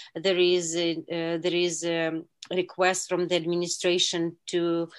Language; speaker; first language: English; non-native, fluent; Uzbek